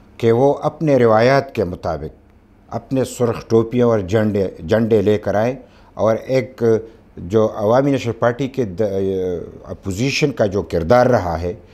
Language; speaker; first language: Urdu; non-native, local second language; Pashto